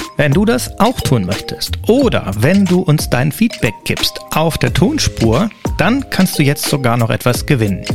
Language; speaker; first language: German; native; German